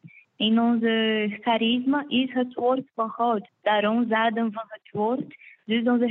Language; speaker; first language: Dutch; non-native, fluent; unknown